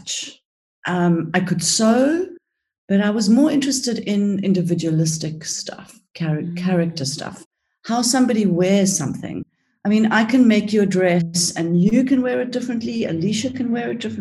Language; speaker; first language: English; early bilingual, other home language; Greek